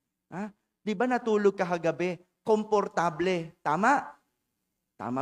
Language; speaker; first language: Filipino; native; Filipino